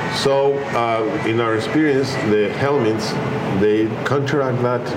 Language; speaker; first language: English; non-native, fluent; Spanish